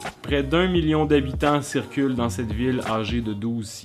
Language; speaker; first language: French; native; French